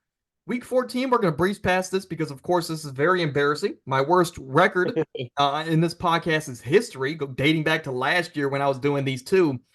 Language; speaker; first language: English; native; English